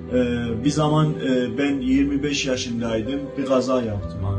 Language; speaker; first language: Turkish; non-native, local second language; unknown